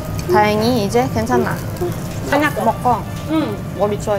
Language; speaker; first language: Korean; non-native, learner; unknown